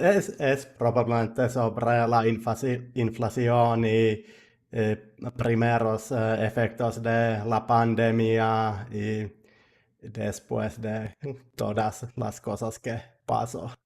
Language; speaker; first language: Spanish; non-native, learner; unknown